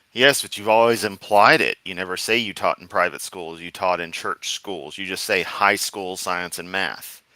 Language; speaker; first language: English; native; English